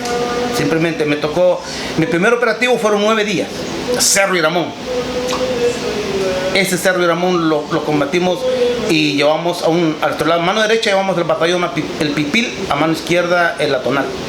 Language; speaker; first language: Spanish; native; Spanish